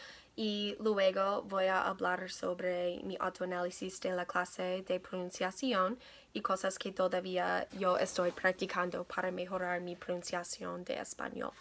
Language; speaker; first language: Spanish; non-native, learner; English